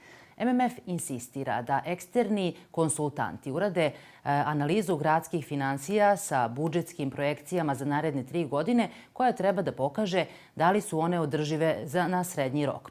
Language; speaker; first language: Serbian; native; Serbian